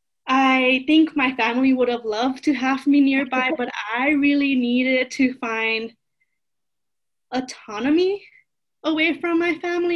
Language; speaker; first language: English; early bilingual, other home language; Spanish